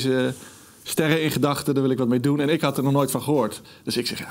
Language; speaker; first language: Dutch; native; Dutch